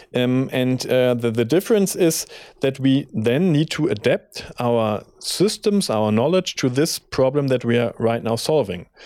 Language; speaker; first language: English; non-native, fluent; German